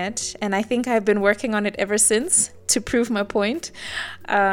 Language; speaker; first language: English; native; English